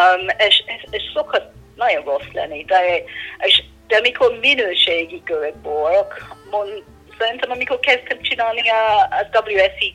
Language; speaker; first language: Hungarian; non-native, learner; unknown